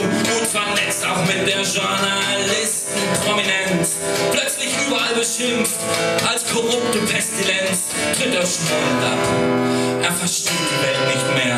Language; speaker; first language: German; native; German